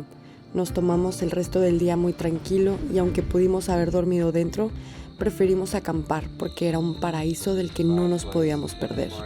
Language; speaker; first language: Spanish; native; Spanish